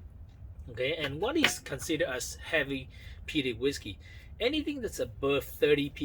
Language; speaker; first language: English; non-native, fluent; Chinese